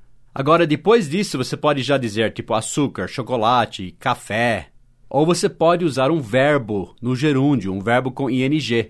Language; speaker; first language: Portuguese; non-native, fluent; English